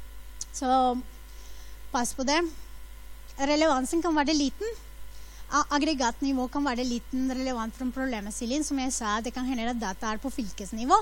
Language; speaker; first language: Norwegian; non-native, fluent; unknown